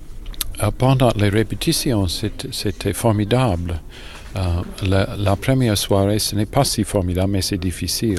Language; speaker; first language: French; non-native, learner; English